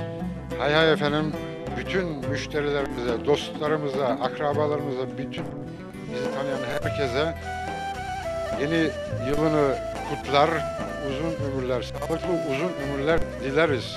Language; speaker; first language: Turkish; native; Turkish